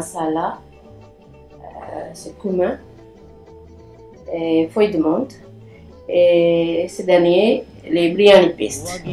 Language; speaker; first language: French; non-native, learner; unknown